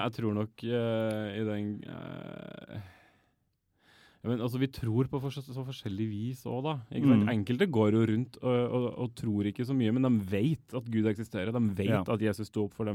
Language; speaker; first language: Norwegian; native; Norwegian